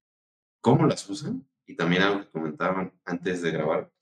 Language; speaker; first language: Spanish; native; Spanish